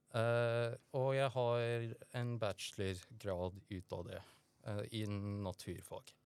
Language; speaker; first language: Norwegian; early bilingual, other home language; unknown